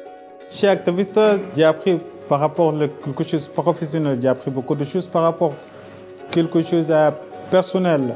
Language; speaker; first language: French; non-native, learner; Arabic